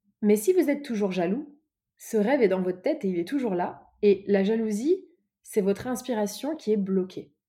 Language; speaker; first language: French; native; French